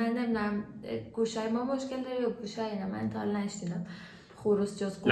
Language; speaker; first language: Persian; native; Persian